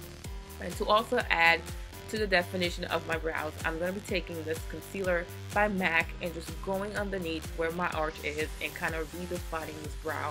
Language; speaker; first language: English; native; English